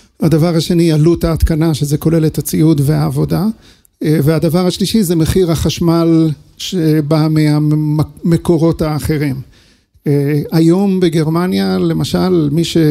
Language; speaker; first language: Hebrew; early bilingual, other home language; English